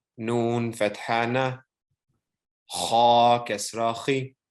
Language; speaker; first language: Arabic; non-native, learner; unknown